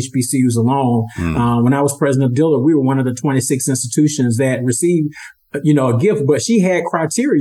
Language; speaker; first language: English; native; English